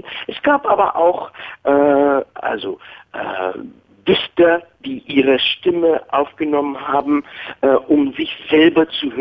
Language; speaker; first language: German; non-native, fluent; English